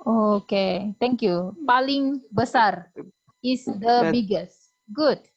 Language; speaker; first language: English; non-native, fluent; Indonesian